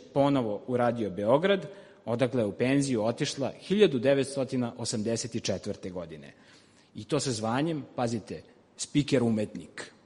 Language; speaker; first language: Serbian; native; Serbian